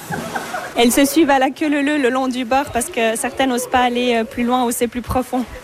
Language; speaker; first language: French; native; French